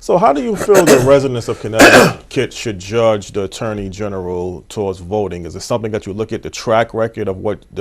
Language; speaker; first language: English; native; English